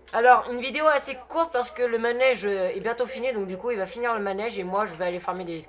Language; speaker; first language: French; native; French